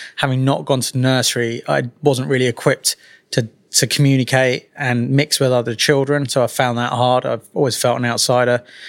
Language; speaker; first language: English; native; English